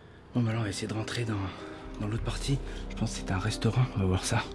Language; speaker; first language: French; native; French